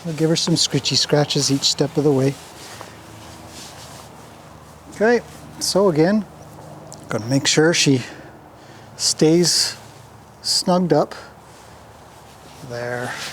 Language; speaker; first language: English; native; English